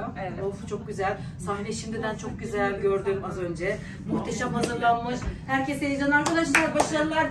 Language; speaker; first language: Turkish; native; Turkish